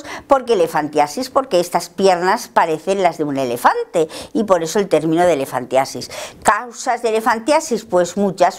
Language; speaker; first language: Spanish; native; Spanish